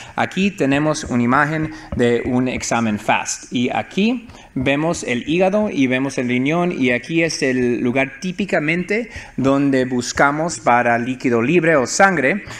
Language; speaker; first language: Spanish; early bilingual, heritage; Spanish